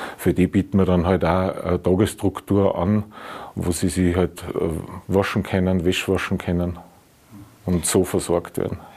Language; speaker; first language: German; native; German